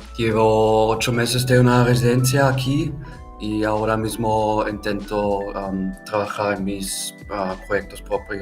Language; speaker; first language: Spanish; non-native, fluent; German